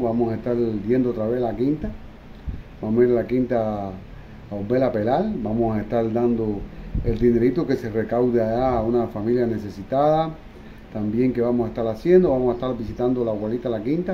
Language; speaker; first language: Spanish; native; Spanish